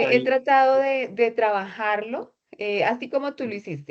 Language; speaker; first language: Spanish; native; Spanish